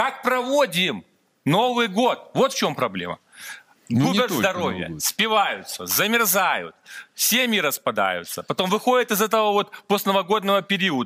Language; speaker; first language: Russian; native; Russian